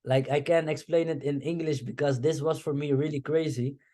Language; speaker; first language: English; non-native, fluent; Dutch